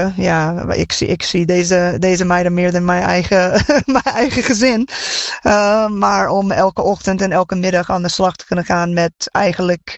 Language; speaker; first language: Dutch; non-native, fluent; English